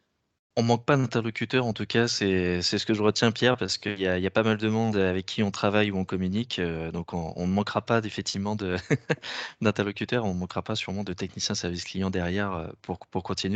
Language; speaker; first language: French; native; French